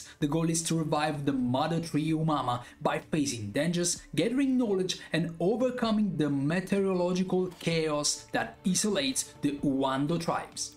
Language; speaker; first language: English; non-native, fluent; Italian